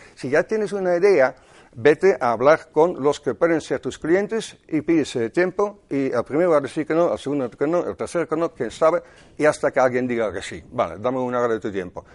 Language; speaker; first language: Spanish; non-native, fluent; Dutch